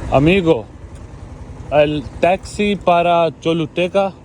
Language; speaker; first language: Spanish; non-native, learner; Hindi